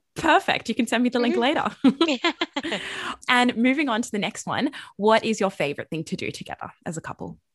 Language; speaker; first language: English; native; English